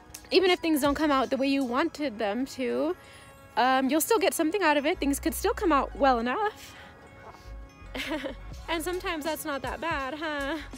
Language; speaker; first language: English; early bilingual, other home language; Spanish